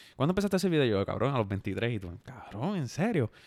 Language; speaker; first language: Spanish; native; Spanish